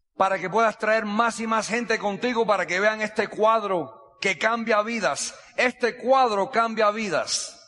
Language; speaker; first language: Spanish; non-native, fluent; English